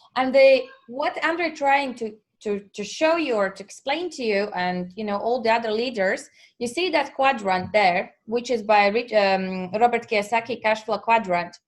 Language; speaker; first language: English; non-native, fluent; Latvian